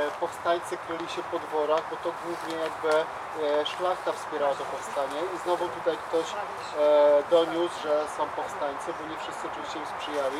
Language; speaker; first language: Polish; native; Polish